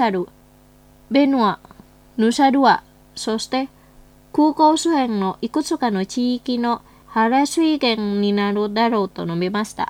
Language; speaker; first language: Japanese; non-native, fluent; Indonesian